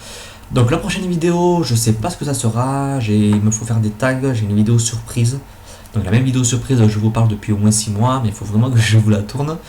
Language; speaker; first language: French; native; French